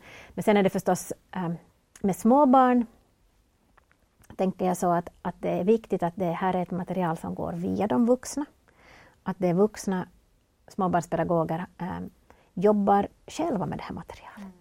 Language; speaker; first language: Swedish; native; Swedish